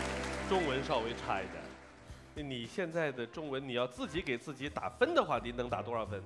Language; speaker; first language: Chinese; native; Chinese